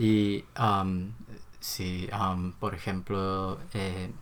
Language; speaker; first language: Spanish; non-native, learner; Korean